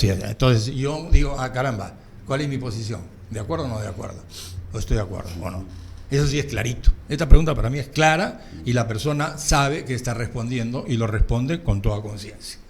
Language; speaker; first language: Spanish; native; Spanish